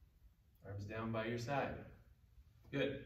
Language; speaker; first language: English; native; English